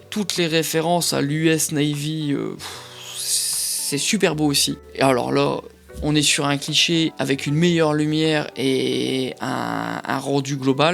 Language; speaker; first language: French; native; French